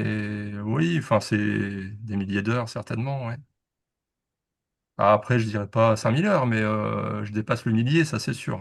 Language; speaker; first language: French; native; French